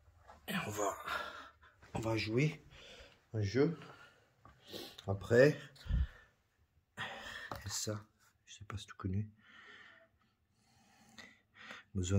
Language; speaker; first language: French; non-native, fluent; Portuguese